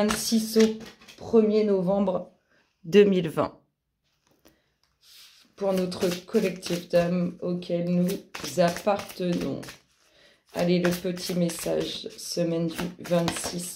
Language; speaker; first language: French; native; French